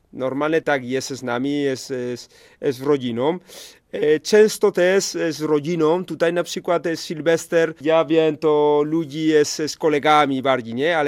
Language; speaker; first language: Polish; non-native, learner; Spanish